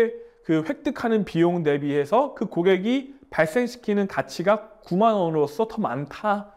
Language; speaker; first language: Korean; native; Korean